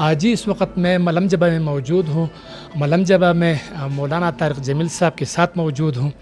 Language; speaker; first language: Urdu; non-native, local second language; Pashto